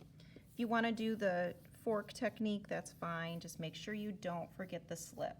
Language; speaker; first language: English; native; English